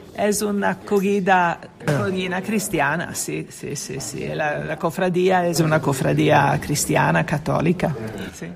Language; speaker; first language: Spanish; non-native, learner; Italian